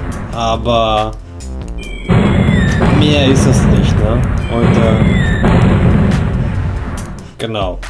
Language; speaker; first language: German; non-native, fluent; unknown